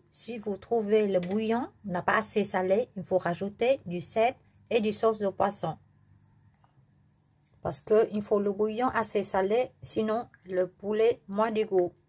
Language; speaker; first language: French; non-native, learner; Vietnamese